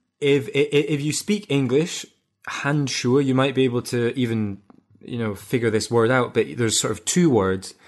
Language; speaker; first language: English; native; English